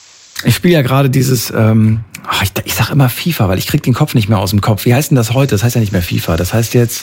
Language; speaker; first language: German; native; German